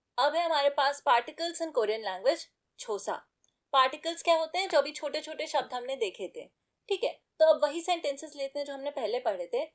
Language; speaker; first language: Hindi; native; Hindi